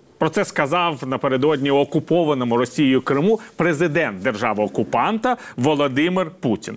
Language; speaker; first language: Ukrainian; native; Ukrainian